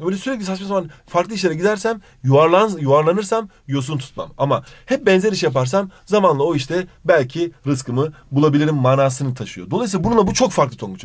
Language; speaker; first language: Turkish; native; Turkish